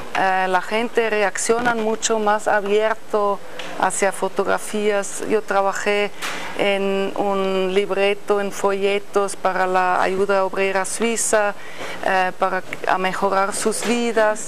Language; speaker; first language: Spanish; non-native, fluent; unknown